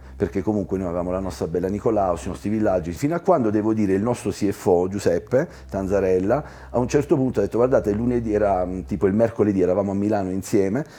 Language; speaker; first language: Italian; native; Italian